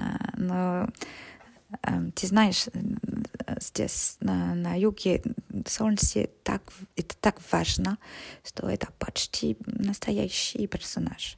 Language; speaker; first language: Russian; non-native, learner; French